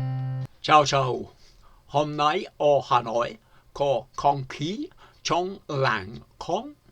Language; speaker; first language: Vietnamese; non-native, learner; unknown